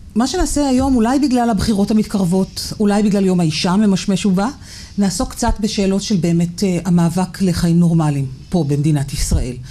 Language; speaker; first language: Hebrew; native; Hebrew